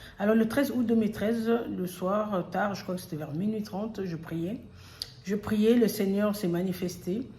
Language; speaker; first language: French; early bilingual, other home language; Lingala